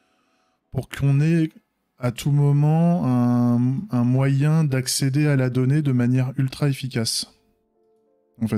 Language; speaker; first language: French; native; French